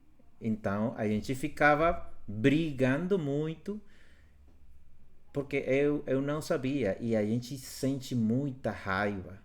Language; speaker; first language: Portuguese; non-native, fluent; Spanish